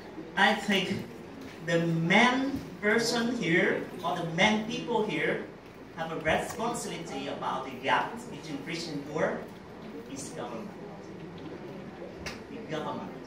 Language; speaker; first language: English; non-native, learner; Vietnamese